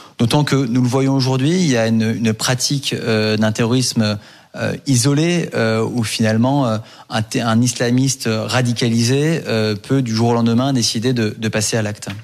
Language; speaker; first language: French; native; French